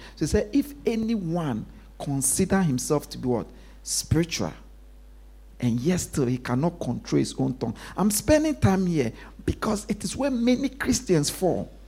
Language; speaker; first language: English; non-native, local second language; Akan